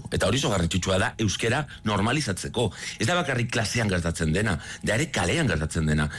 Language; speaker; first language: Basque; non-native, local second language; Spanish